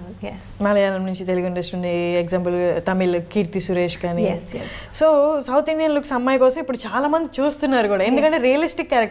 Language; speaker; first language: Telugu; native; Telugu